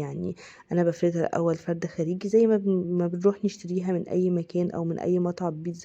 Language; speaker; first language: Arabic; native; Arabic